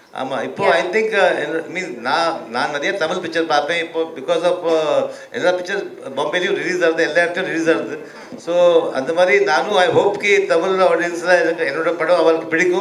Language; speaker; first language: Tamil; early bilingual, other home language; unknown